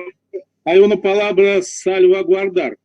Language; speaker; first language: Spanish; non-native, learner; Russian